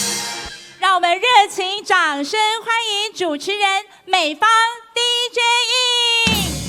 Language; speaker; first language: Chinese; native; Chinese